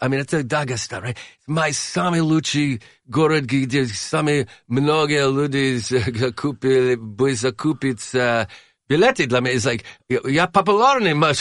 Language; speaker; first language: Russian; non-native, learner; English